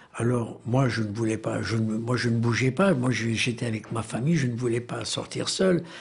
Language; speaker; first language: French; native; French